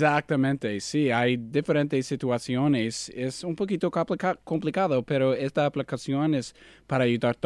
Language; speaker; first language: Spanish; non-native, learner; English